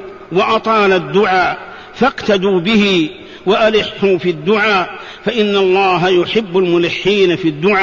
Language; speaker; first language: Arabic; native; Arabic